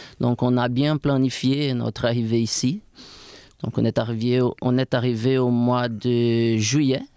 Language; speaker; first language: French; non-native, fluent; Portuguese